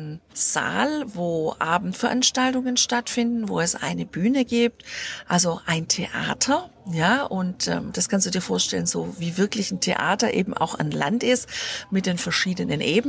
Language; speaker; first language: German; native; German